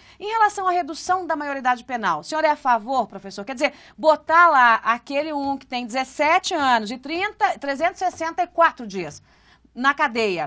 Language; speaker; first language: Portuguese; native; Portuguese